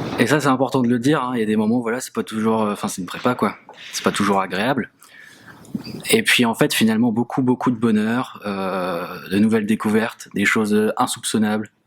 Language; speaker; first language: French; native; French